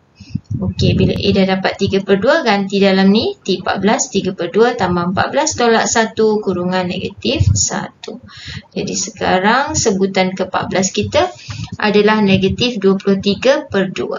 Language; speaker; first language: Malay; native; Malay